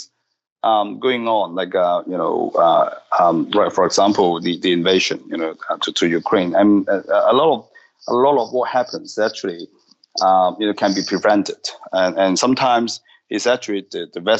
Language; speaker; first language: English; non-native, local second language; Cantonese